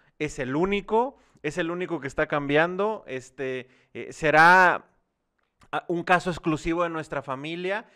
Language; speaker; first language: Spanish; native; Spanish